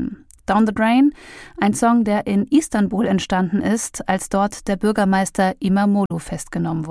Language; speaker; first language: German; native; German